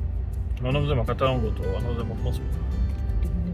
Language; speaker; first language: Japanese; non-native, learner; French